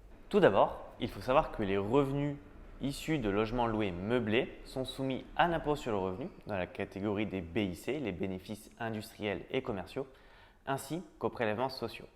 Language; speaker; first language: French; native; French